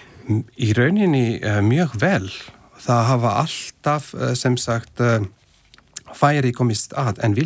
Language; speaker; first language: Icelandic; non-native, fluent; Slovak